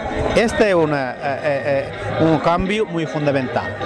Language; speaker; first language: Spanish; non-native, fluent; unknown